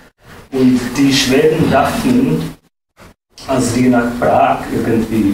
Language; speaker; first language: German; non-native, fluent; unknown